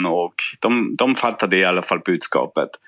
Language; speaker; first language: Swedish; non-native, fluent; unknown